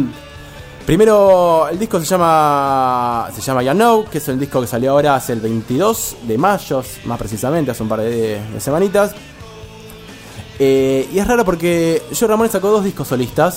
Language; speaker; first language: Spanish; native; Spanish